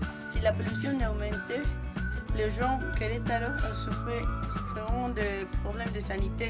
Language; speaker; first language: French; non-native, learner; Spanish